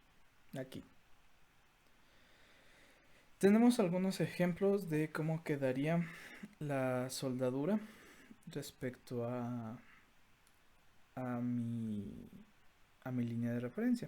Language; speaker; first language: Spanish; native; Spanish